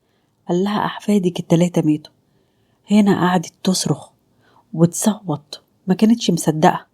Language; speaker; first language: Arabic; native; Arabic